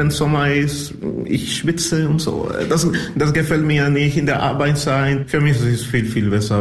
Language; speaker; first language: German; non-native, learner; Spanish